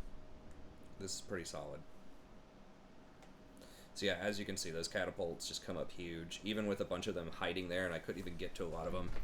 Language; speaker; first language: English; native; English